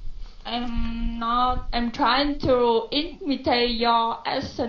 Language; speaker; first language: English; non-native, learner; Vietnamese